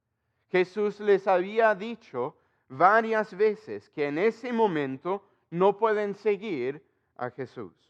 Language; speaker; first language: Spanish; non-native, fluent; English